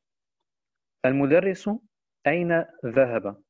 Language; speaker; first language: Arabic; non-native, fluent; German